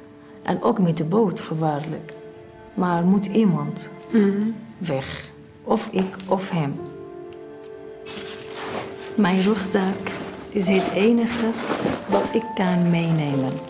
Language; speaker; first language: Dutch; non-native, learner; Arabic